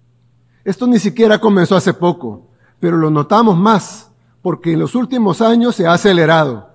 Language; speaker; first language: Spanish; native; Spanish